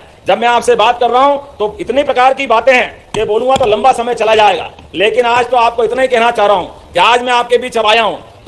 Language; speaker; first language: Hindi; native; Hindi